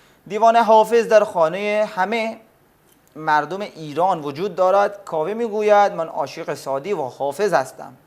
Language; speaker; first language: Persian; non-native, fluent; Urdu